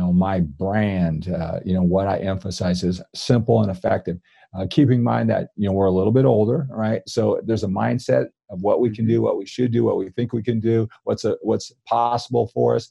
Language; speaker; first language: English; native; English